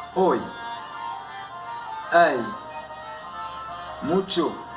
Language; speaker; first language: Spanish; non-native, learner; Haitian Creole